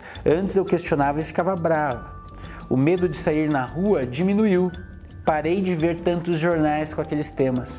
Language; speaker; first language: Portuguese; native; Portuguese